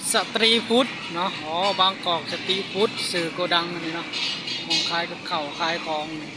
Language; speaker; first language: Thai; native; Thai